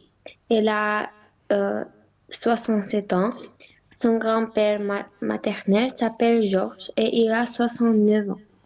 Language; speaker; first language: French; non-native, learner; Romanian